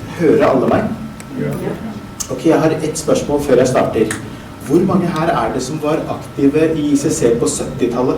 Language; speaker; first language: Norwegian; early bilingual, other home language; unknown